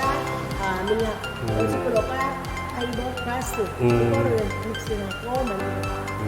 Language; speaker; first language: Korean; non-native, learner; Thai